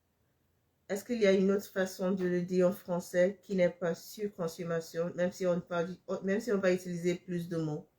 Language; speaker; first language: French; non-native, fluent; English